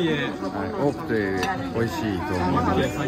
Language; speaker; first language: Japanese; non-native, learner; Portuguese